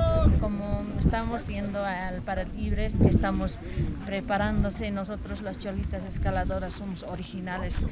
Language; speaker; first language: Spanish; non-native, local second language; Aymara